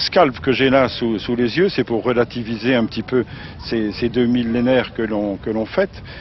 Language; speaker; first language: French; native; French